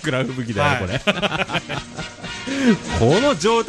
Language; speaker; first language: Japanese; native; Japanese